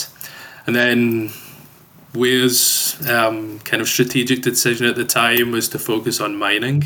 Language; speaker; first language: English; native; English